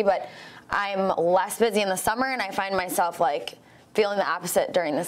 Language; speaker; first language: English; native; English